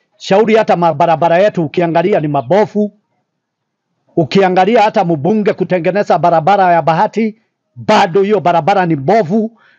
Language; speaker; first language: Swahili; non-native, local second language; Kikuyu